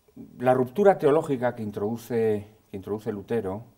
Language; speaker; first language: Spanish; native; Spanish